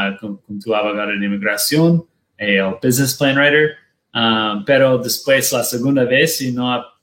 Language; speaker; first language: Spanish; non-native, learner; Portuguese